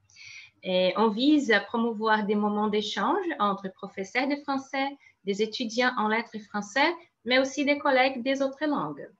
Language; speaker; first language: French; non-native, fluent; Portuguese